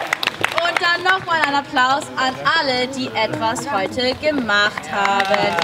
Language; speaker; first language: German; non-native, fluent; English